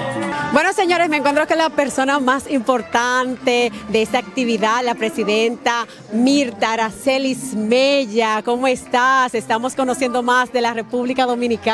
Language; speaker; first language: Spanish; native; Spanish